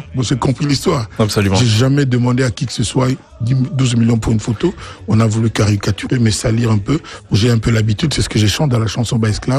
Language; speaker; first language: French; non-native, local second language; Lingala